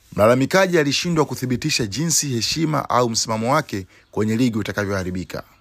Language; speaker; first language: Swahili; native; Swahili